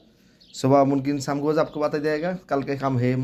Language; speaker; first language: Hindi; non-native, learner; Bangla